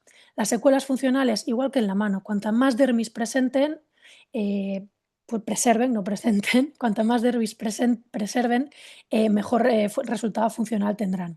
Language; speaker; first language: Spanish; native; Spanish